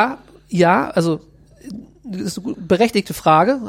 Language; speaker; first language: German; native; German